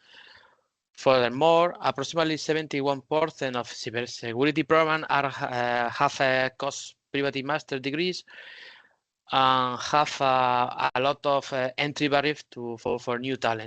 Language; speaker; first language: English; non-native, learner; Spanish